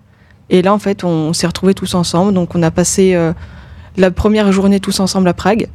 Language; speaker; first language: French; native; French